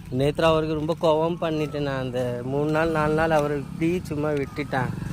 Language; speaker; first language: Tamil; native; Tamil